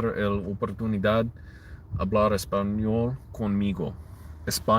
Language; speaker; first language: Spanish; non-native, learner; English